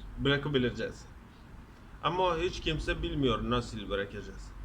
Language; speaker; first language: Turkish; non-native, learner; Persian